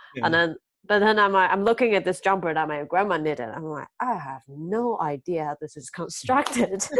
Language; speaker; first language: English; early bilingual, other home language; Chinese